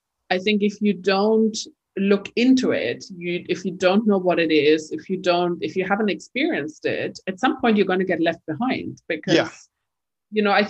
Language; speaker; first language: English; non-native, fluent; German